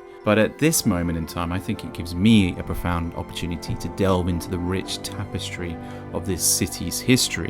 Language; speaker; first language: English; native; English